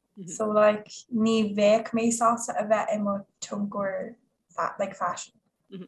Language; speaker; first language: Irish; non-native, local second language; English